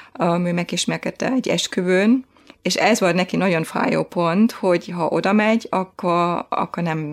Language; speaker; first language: Hungarian; non-native, fluent; German